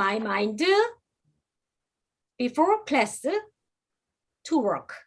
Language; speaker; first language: English; non-native, fluent; Korean